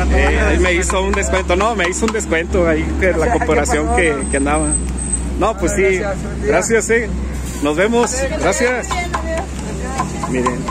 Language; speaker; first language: Spanish; native; Spanish